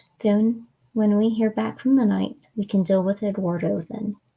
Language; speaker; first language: English; native; English